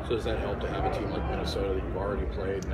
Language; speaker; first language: English; native; English